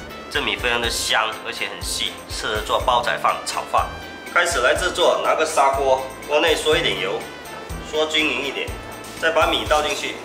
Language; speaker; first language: Chinese; non-native, local second language; Min Nan Chinese